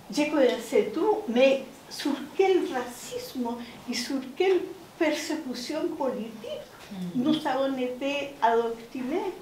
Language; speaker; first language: French; non-native, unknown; Spanish